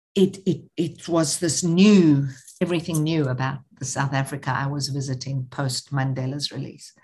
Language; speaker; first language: English; native; English